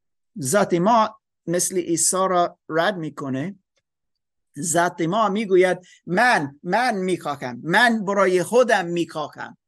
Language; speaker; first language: Persian; non-native, fluent; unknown